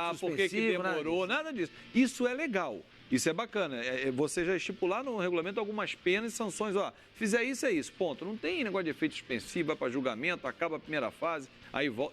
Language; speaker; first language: Portuguese; native; Portuguese